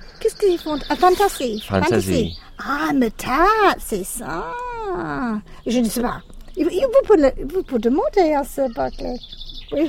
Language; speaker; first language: French; non-native, learner; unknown